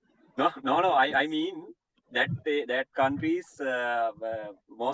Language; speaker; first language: English; non-native, learner; Sinhala